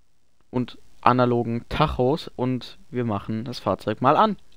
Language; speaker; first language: German; native; German